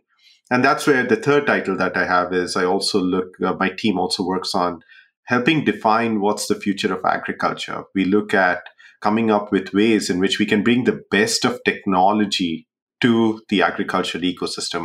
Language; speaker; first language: English; non-native, local second language; Hindi